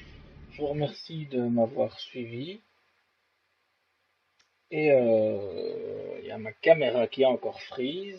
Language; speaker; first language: French; native; French